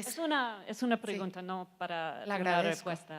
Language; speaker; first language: Spanish; non-native, learner; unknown